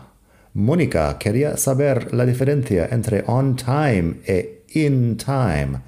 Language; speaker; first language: Spanish; non-native, fluent; English